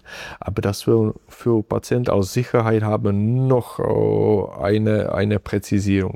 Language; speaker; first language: German; non-native, fluent; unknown